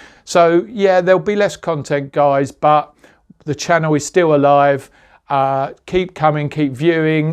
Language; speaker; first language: English; native; English